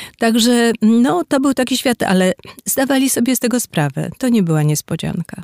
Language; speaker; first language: Polish; native; Polish